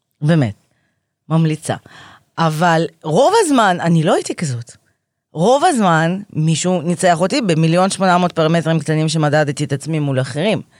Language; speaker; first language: Hebrew; native; Hebrew